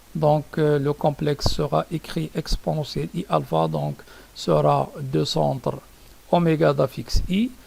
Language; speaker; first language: French; non-native, local second language; Arabic